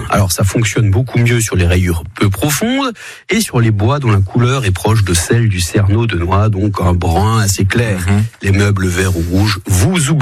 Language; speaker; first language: French; native; French